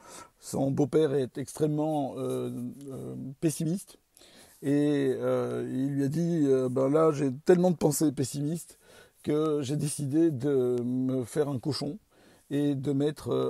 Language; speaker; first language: French; native; French